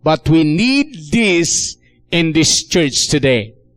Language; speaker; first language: English; non-native, local second language; Filipino